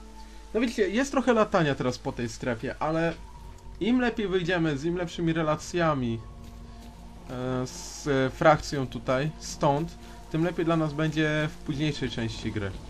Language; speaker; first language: Polish; native; Polish